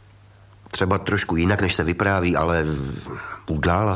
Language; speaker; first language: Czech; native; Czech